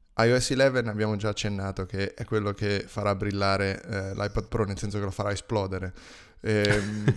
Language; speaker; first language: Italian; native; Italian